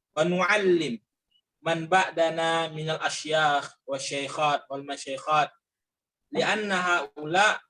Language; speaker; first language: Arabic; non-native, learner; Indonesian